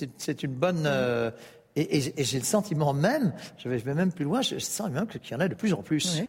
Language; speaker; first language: French; native; French